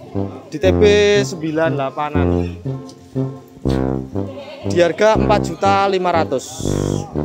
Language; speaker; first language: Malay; non-native, local second language; Javanese